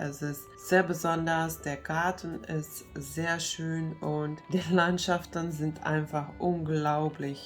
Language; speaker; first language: German; non-native, fluent; Finnish